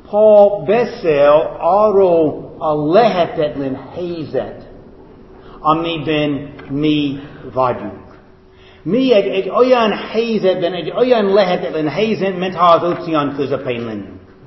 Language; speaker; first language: Hungarian; non-native, fluent; English